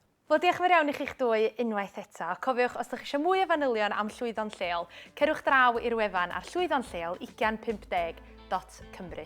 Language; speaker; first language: Welsh; native; Welsh